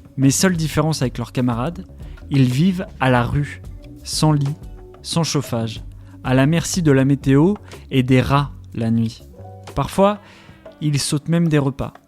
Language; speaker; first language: French; native; French